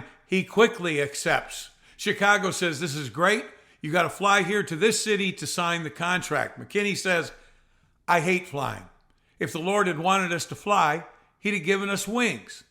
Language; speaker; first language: English; native; English